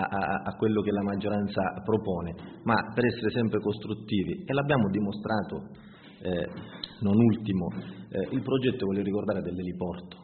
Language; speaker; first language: Italian; native; Italian